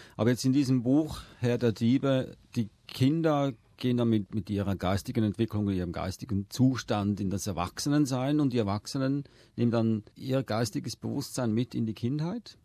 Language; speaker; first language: German; native; German